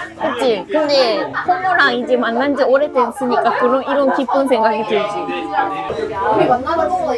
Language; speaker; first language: Korean; non-native, fluent; Japanese